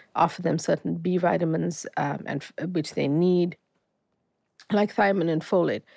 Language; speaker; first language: English; native; English